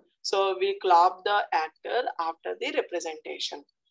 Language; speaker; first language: English; non-native, local second language; Telugu